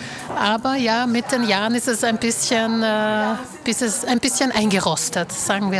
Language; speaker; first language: German; early bilingual, other home language; Slovak